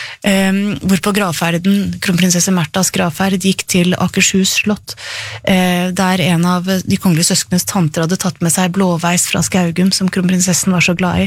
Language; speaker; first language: Norwegian; native; Norwegian